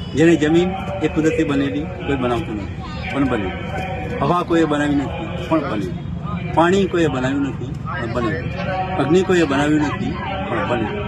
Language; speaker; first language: Gujarati; non-native, local second language; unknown